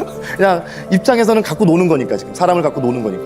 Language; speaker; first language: Korean; native; Korean